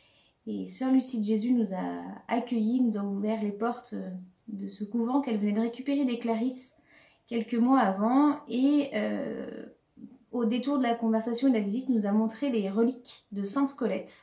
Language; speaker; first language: French; native; French